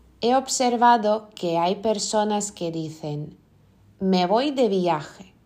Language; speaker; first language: Spanish; non-native, fluent; Lithuanian